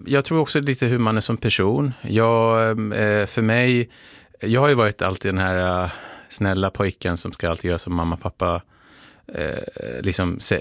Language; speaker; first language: Swedish; native; Swedish